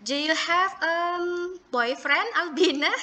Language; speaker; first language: English; non-native, learner; Javanese